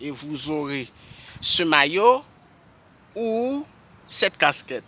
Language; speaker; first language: French; non-native, local second language; Haitian Creole